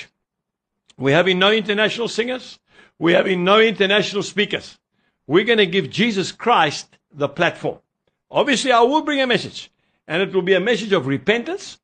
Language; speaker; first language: English; native; English